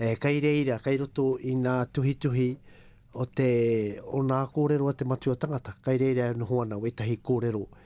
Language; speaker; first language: Māori; native; Māori